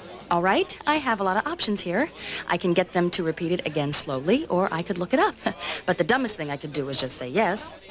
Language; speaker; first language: English; native; English